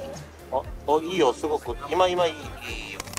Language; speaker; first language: Japanese; non-native, fluent; Korean